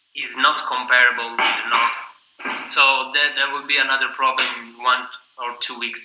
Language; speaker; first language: English; non-native, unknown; Italian